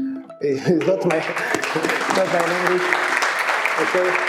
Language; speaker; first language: English; non-native, learner; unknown